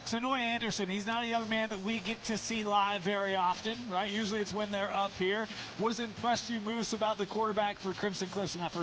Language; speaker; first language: English; native; English